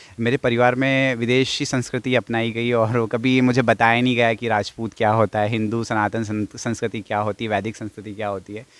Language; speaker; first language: Hindi; non-native, fluent; English